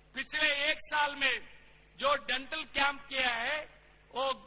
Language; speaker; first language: Hindi; non-native, local second language; Kannada